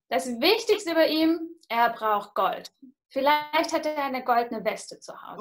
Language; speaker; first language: German; native; German